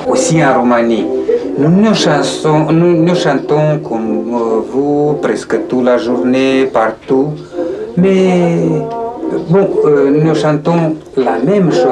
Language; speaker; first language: French; non-native, learner; Romanian